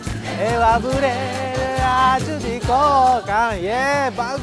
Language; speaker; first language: Indonesian; non-native, learner; Japanese